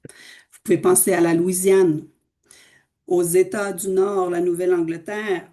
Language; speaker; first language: French; native; French